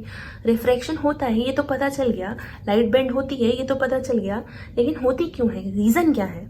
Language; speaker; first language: Hindi; native; Hindi